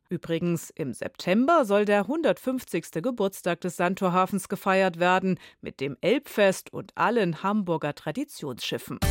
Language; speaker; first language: German; native; German